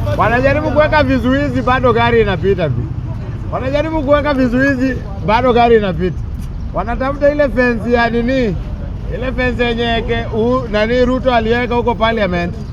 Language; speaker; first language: Swahili; native; Swahili